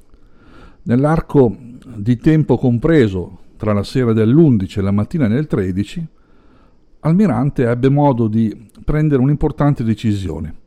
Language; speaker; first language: Italian; native; Italian